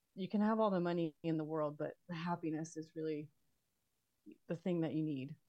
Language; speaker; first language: English; native; English